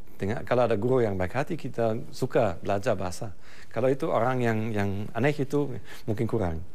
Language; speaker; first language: Malay; non-native, fluent; German